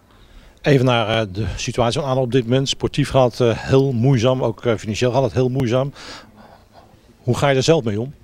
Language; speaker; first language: Dutch; native; Dutch